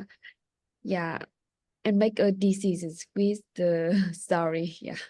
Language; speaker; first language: English; non-native, learner; Vietnamese